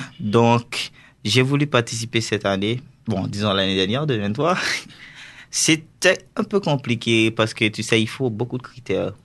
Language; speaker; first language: French; non-native, local second language; Haitian Creole